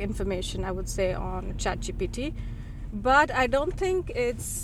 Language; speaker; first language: English; non-native, local second language; Tamil